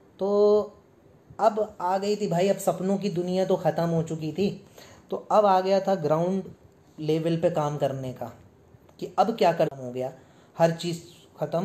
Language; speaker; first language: Hindi; native; Hindi